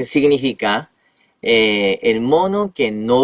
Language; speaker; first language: Spanish; non-native, fluent; Japanese